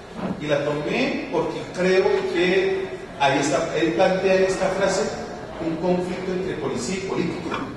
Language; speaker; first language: Spanish; native; Spanish